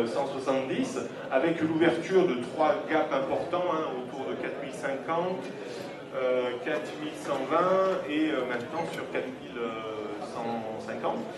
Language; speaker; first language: French; native; French